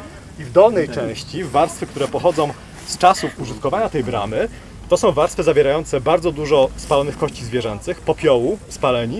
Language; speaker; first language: Polish; native; Polish